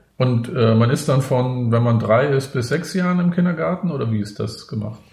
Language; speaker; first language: German; native; German